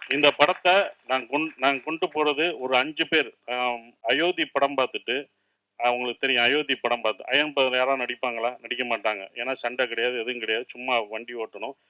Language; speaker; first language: Tamil; native; Tamil